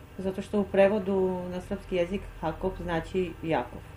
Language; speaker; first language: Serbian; non-native, fluent; Armenian